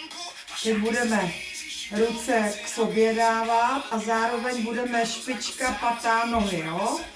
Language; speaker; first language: Czech; native; Czech